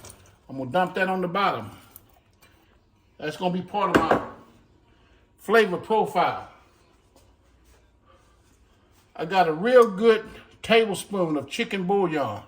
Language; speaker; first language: English; native; English